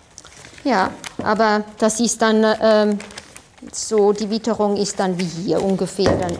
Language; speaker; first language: German; non-native, fluent; French